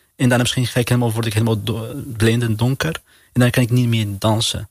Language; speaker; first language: Dutch; non-native, learner; Arabic